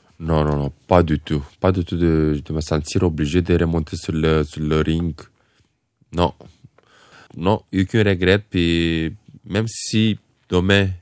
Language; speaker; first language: French; non-native, fluent; Romanian